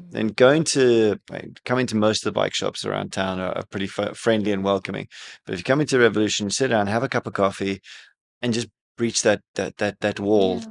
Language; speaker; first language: English; native; English